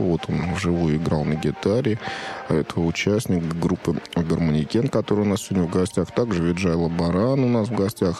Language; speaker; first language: Russian; native; Russian